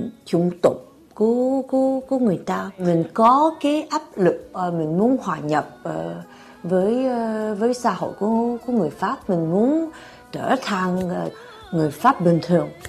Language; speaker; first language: Vietnamese; early bilingual, heritage; Vietnamese